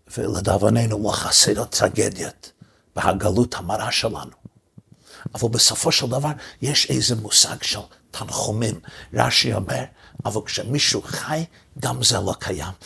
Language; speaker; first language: Hebrew; early bilingual, heritage; English